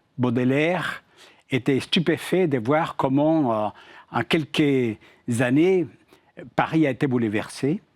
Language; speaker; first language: French; non-native, fluent; Spanish